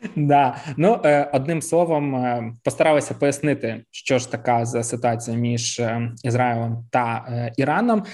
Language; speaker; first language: Ukrainian; native; Ukrainian